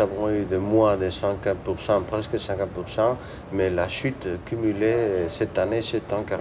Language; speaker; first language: French; non-native, fluent; Spanish